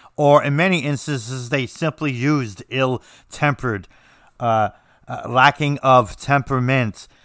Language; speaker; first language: English; native; English